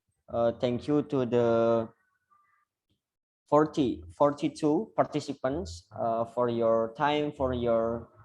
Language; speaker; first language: English; non-native, learner; Indonesian